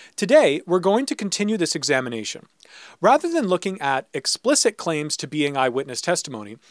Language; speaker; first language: English; native; English